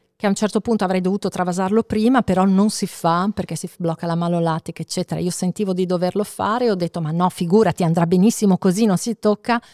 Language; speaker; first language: Italian; native; Italian